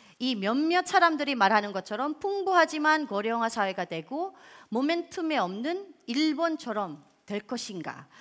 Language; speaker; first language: Korean; non-native, fluent; Filipino